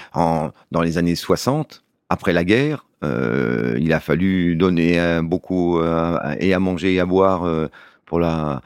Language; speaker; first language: French; native; French